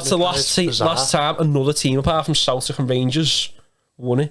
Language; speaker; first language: English; native; English